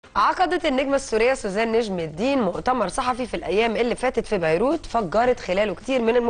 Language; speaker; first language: Arabic; native; Arabic